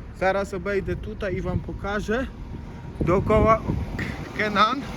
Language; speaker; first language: Polish; native; Polish